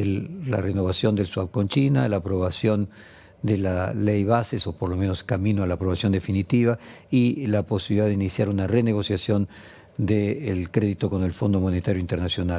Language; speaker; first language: Spanish; native; Spanish